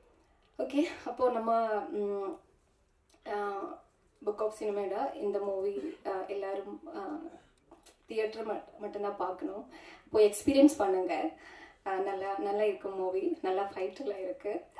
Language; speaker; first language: Tamil; non-native, learner; Malayalam